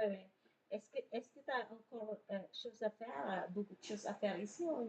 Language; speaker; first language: French; non-native, fluent; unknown